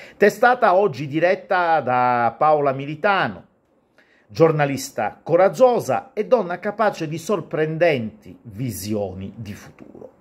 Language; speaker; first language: Italian; native; Italian